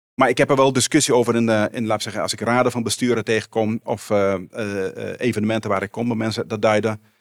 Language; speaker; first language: Dutch; non-native, local second language; Papiamento